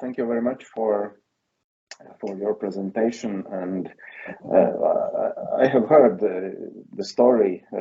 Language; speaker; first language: English; non-native, fluent; Latvian